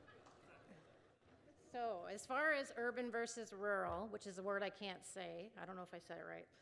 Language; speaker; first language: English; native; English